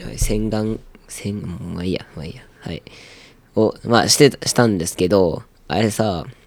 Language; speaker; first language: Japanese; native; Japanese